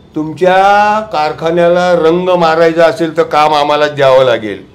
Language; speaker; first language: Marathi; non-native, local second language; Gujarati